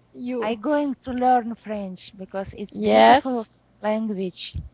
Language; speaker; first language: English; non-native, learner; Russian